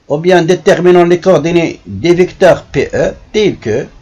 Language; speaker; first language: French; non-native, local second language; Arabic